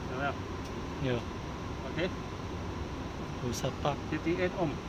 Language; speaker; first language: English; non-native, local second language; Filipino